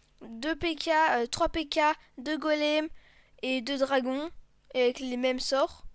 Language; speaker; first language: French; native; French